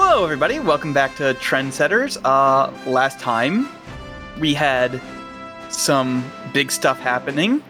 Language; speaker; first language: English; native; English